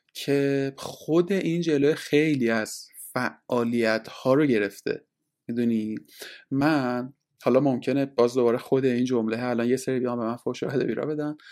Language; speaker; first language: Persian; native; Persian